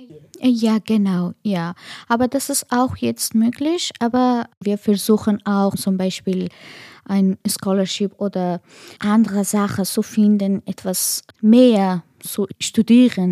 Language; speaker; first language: German; non-native, learner; Persian